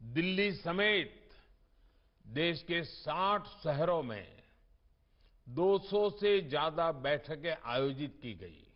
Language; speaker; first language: Hindi; non-native, local second language; Gujarati